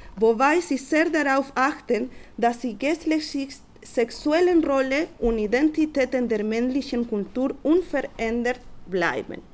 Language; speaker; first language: German; non-native, learner; Spanish